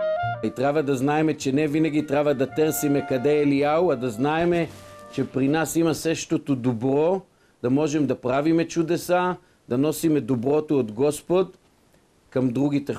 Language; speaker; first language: Bulgarian; non-native, fluent; Hebrew